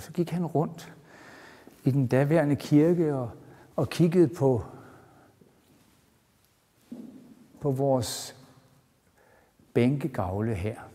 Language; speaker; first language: Danish; native; Danish